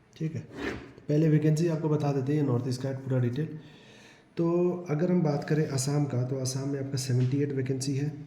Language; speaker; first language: Hindi; non-native, local second language; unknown